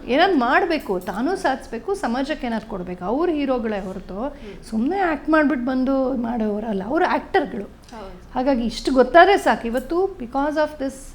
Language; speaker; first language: Kannada; native; Kannada